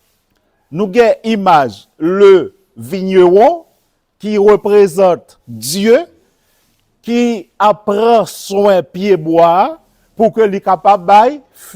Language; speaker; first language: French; non-native, local second language; Haitian Creole